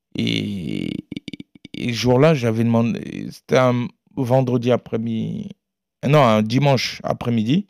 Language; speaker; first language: French; early bilingual, other home language; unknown